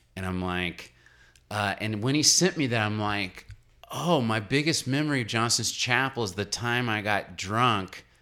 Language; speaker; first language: English; native; English